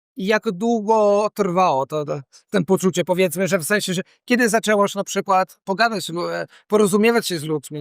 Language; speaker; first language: Polish; non-native, fluent; Italian